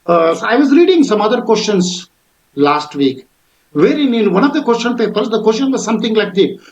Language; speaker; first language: English; non-native, local second language; Kannada